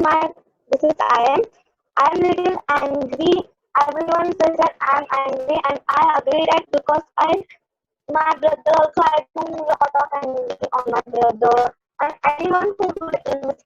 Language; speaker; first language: English; non-native, learner; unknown